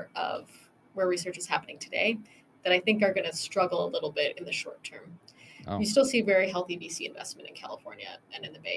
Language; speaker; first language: English; native; English